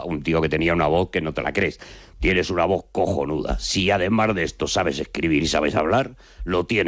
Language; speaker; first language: Spanish; native; Spanish